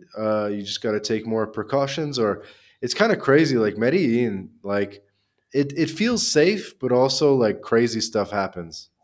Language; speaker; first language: English; native; English